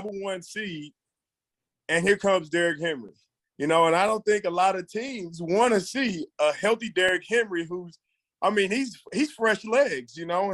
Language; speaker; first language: English; native; English